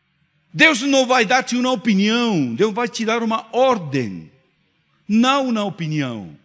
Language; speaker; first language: Portuguese; non-native, fluent; Spanish